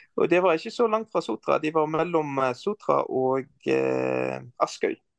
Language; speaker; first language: Norwegian; non-native, fluent; Arabic